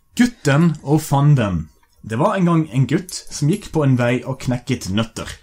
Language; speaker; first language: Norwegian; native; Norwegian